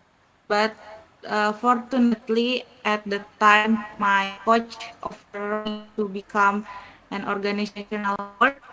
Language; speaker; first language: English; non-native, learner; Indonesian